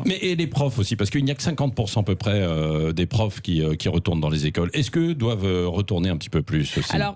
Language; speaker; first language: French; native; French